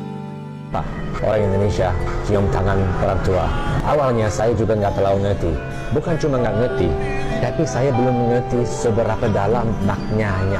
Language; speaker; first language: Indonesian; non-native, fluent; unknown